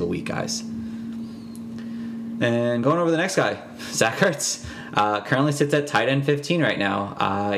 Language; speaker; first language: English; native; English